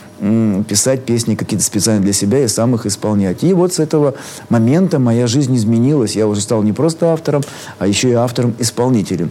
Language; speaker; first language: Russian; native; Russian